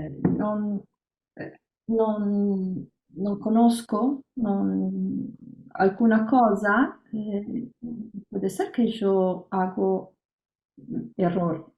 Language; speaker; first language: Spanish; non-native, learner; Italian